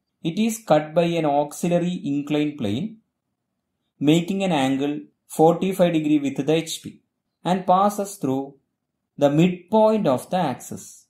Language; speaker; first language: English; non-native, local second language; Malayalam